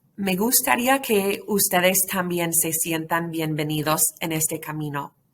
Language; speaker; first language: Spanish; non-native, fluent; English